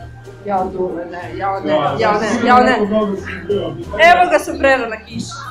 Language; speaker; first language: Bosnian; native; Bosnian